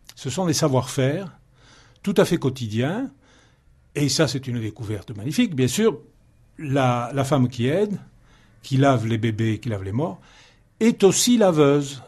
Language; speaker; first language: French; native; French